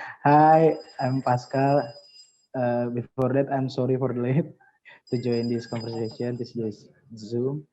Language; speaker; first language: English; non-native, learner; Indonesian